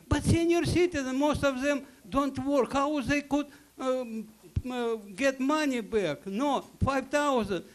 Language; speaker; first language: English; non-native, learner; Russian